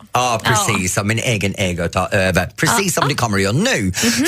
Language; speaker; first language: Swedish; non-native, fluent; English